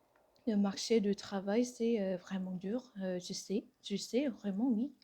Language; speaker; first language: French; non-native, fluent; Korean